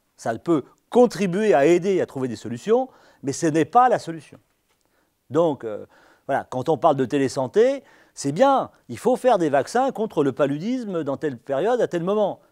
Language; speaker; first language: French; native; French